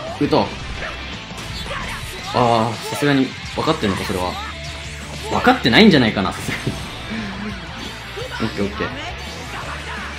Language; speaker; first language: Japanese; native; Japanese